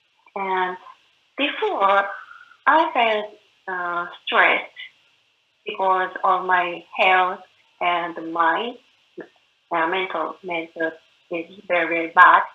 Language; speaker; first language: English; non-native, learner; Japanese